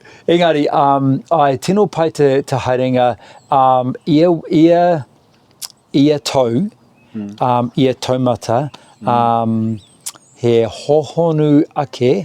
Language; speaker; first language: Māori; non-native, local second language; English